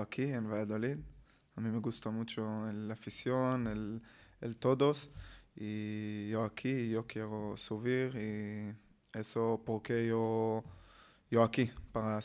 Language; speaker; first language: Spanish; non-native, learner; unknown